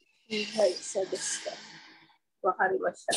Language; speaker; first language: Japanese; non-native, learner; Filipino